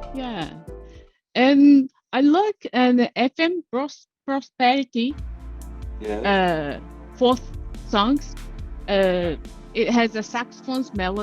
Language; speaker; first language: English; non-native, learner; Japanese